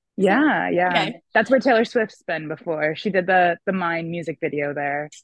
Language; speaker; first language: English; native; English